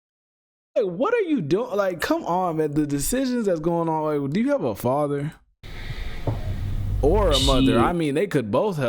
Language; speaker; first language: English; native; English